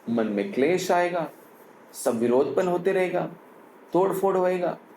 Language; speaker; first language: Hindi; non-native, local second language; Tamil